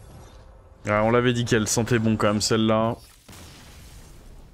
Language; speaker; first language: French; native; French